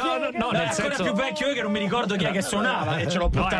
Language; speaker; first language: Italian; native; Italian